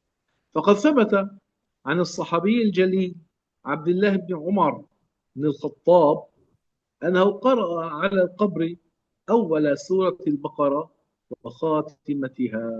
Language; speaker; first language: Arabic; native; Arabic